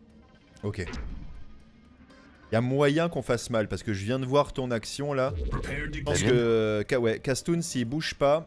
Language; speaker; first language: French; native; French